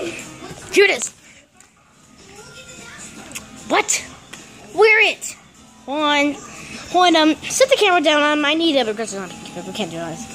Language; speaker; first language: English; native; English